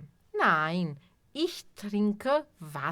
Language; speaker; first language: German; non-native, fluent; Portuguese